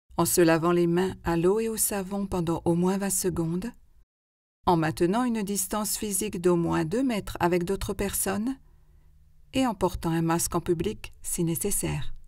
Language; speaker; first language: French; native; French